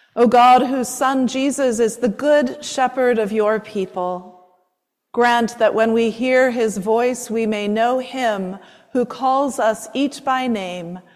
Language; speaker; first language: English; native; English